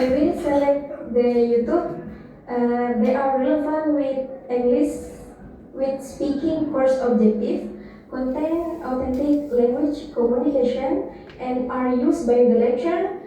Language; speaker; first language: English; non-native, fluent; Indonesian